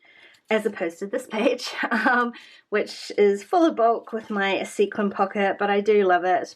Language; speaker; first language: English; native; English